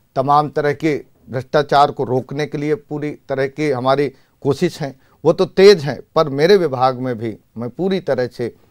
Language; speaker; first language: Hindi; native; Hindi